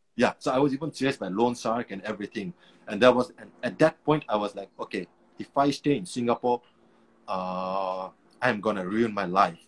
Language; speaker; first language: English; non-native, local second language; Nepali